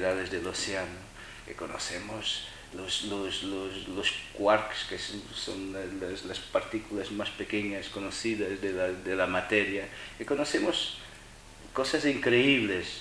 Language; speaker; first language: Spanish; non-native, fluent; Portuguese